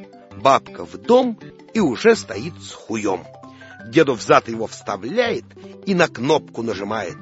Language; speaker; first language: Russian; native; Russian